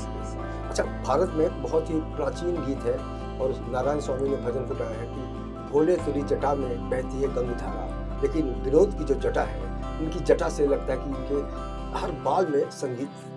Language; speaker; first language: Hindi; native; Hindi